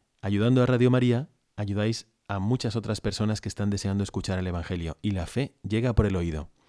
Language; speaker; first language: Spanish; native; Spanish